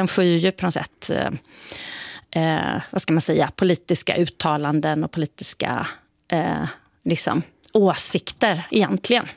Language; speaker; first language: Swedish; native; Swedish